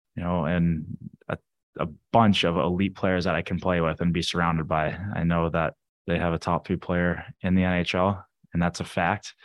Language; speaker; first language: English; native; English